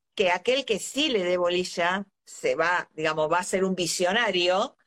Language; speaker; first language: Spanish; native; Spanish